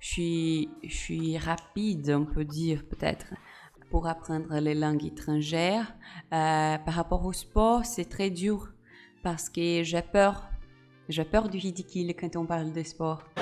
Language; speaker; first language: French; non-native, fluent; Portuguese